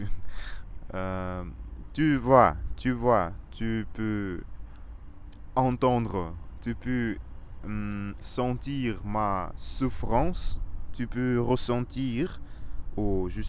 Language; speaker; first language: French; non-native, learner; Russian